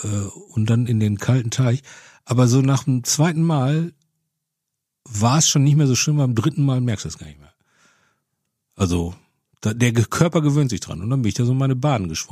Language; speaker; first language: German; native; German